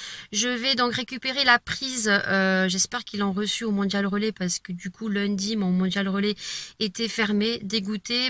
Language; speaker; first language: French; native; French